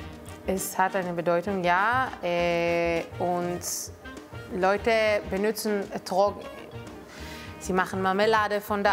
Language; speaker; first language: German; non-native, fluent; Hebrew